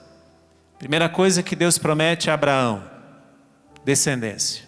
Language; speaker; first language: Portuguese; native; Portuguese